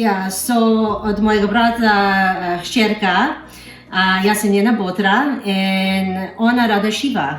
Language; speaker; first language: Slovenian; early bilingual, heritage; Slovenian